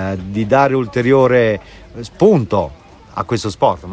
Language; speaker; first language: Italian; native; Italian